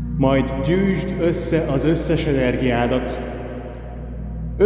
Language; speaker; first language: Hungarian; native; Hungarian